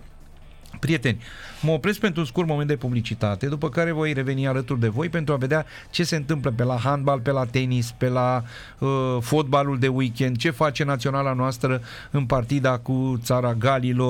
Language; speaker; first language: Romanian; native; Romanian